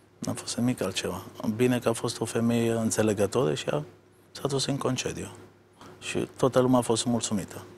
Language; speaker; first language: Romanian; non-native, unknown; Italian